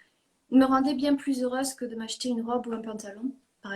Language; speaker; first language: French; native; French